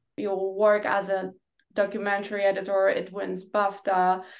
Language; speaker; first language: English; non-native, fluent; Polish